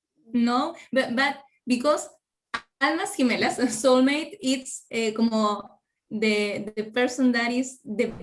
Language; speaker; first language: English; non-native, learner; Spanish